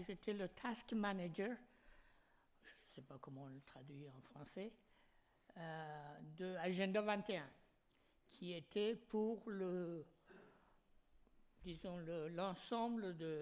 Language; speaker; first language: French; non-native, fluent; Persian